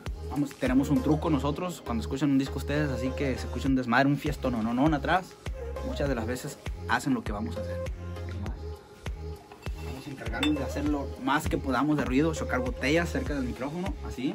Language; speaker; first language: Spanish; native; Spanish